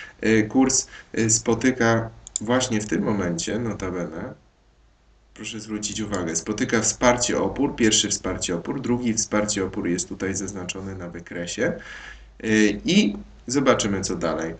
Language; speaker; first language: Polish; native; Polish